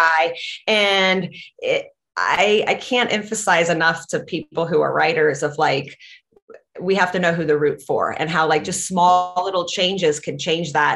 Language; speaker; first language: English; non-native, fluent; Latvian